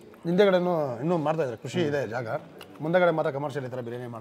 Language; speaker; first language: Kannada; native; Kannada